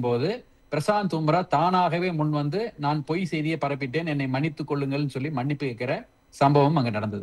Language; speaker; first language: Tamil; native; Tamil